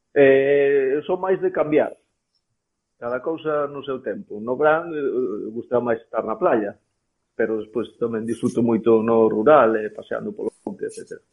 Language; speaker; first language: Galician; native; Galician